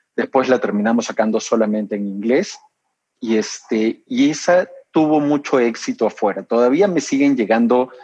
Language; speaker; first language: Spanish; native; Spanish